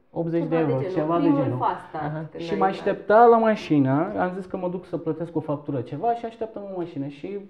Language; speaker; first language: Romanian; non-native, fluent; Turkish